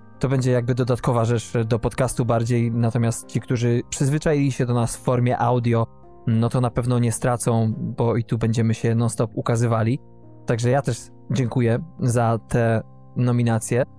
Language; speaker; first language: Polish; native; Polish